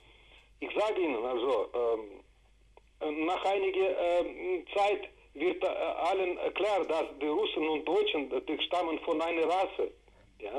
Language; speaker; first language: German; non-native, fluent; Russian